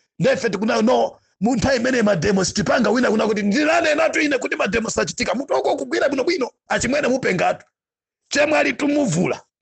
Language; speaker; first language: Nyanja; non-native, local second language; Tumbuka